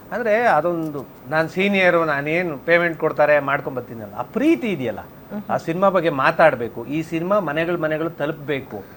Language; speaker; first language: Kannada; native; Kannada